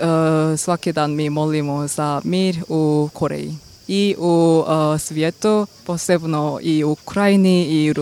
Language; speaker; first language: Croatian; non-native, learner; Korean